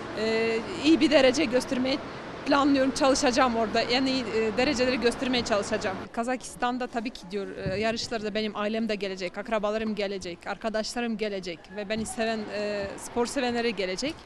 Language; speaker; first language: Turkish; non-native, fluent; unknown